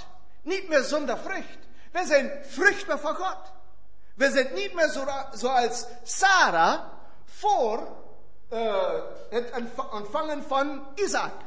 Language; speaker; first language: Dutch; non-native, fluent; German